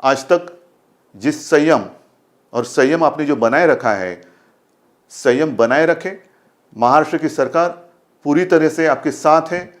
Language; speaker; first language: Hindi; non-native, local second language; Marathi